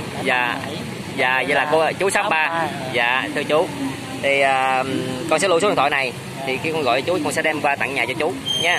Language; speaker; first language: Vietnamese; native; Vietnamese